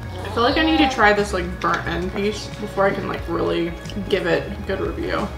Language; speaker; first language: English; native; English